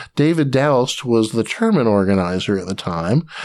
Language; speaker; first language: English; native; English